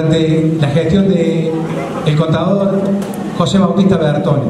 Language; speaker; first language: Spanish; native; Spanish